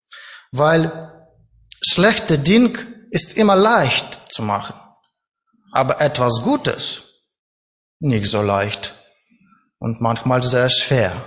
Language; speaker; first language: German; non-native, learner; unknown